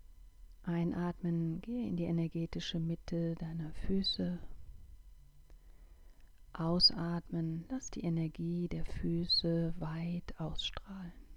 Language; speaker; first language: German; native; German